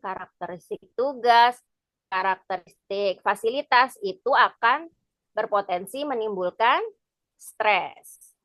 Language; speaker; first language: Indonesian; native; Indonesian